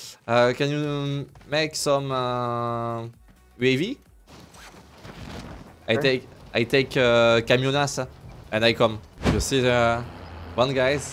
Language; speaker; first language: English; non-native, learner; French